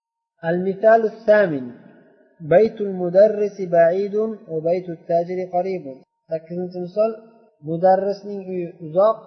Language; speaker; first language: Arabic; non-native, fluent; Uzbek